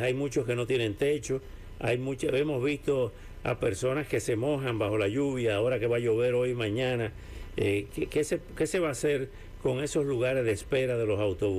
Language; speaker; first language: Spanish; native; Spanish